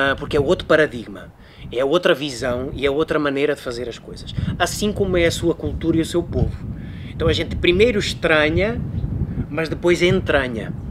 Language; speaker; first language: Portuguese; native; Portuguese